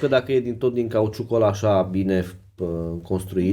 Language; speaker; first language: Romanian; native; Romanian